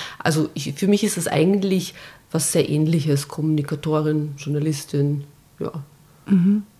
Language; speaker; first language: German; early bilingual, other home language; Bosnian